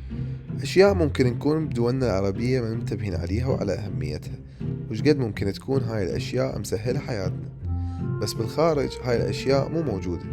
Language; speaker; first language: Arabic; native; Arabic